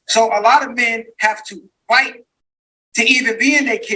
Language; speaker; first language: English; native; English